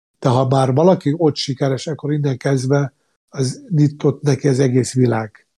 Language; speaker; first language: Hungarian; non-native, fluent; Arabic